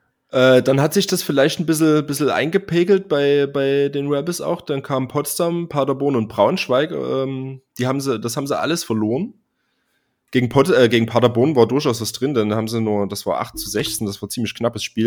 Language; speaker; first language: German; native; German